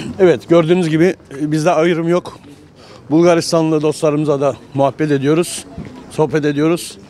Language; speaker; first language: Turkish; native; Turkish